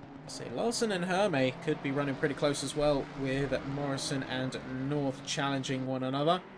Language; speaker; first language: English; native; English